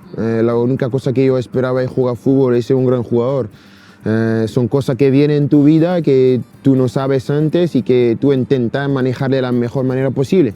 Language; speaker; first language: Spanish; non-native, fluent; French